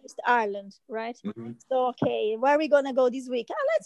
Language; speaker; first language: English; non-native, fluent; Portuguese